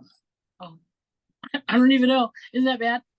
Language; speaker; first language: English; native; English